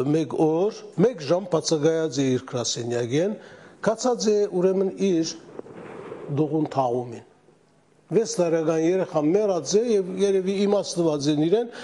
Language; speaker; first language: Armenian; early bilingual, heritage; Armenian